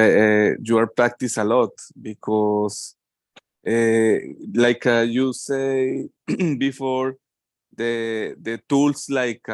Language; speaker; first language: English; non-native, learner; Spanish